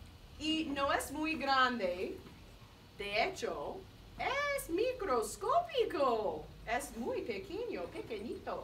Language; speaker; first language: Spanish; non-native, fluent; English